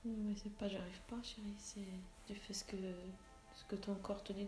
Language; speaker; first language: French; native; French